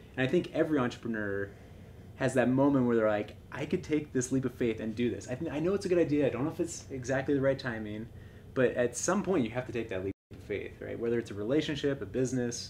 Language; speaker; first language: English; native; English